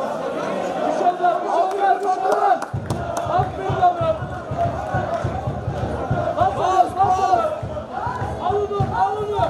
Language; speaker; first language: Turkish; native; Turkish